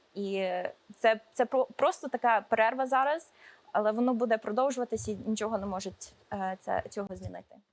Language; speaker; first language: Ukrainian; early bilingual, heritage; Ukrainian